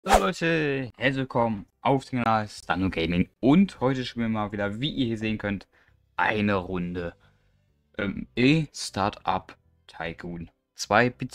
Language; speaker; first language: German; native; German